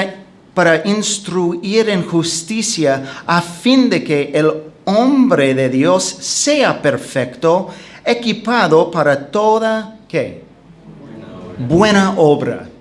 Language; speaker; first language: Spanish; non-native, fluent; English